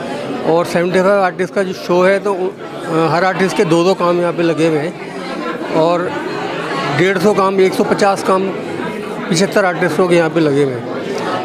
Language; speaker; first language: Hindi; native; Hindi